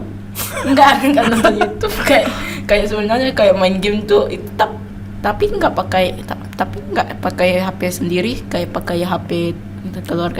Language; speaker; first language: Indonesian; non-native, local second language; English